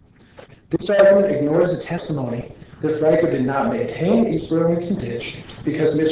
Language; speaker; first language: English; native; English